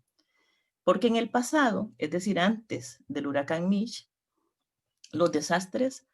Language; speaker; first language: Spanish; native; Spanish